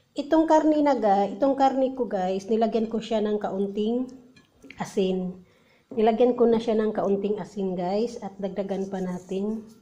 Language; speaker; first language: Filipino; non-native, local second language; Cebuano